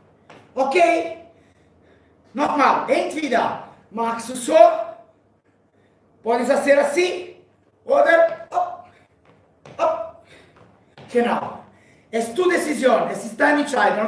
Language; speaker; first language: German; non-native, fluent; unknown